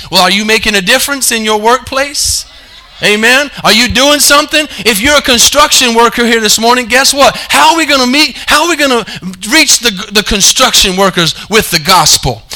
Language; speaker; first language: English; native; English